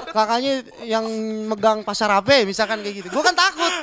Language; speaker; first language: Indonesian; native; Indonesian